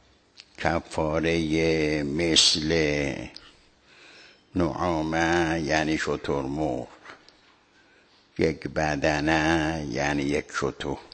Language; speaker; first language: Persian; native; Persian